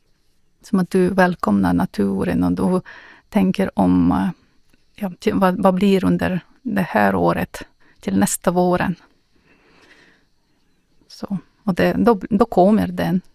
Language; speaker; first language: Swedish; non-native, learner; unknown